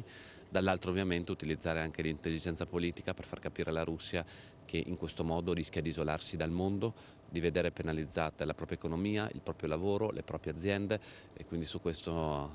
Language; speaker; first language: Italian; native; Italian